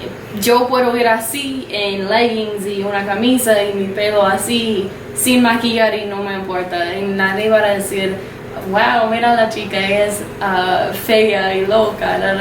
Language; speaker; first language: Spanish; non-native, learner; English